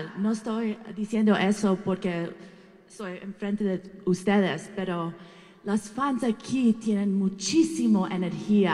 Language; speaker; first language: Spanish; non-native, learner; English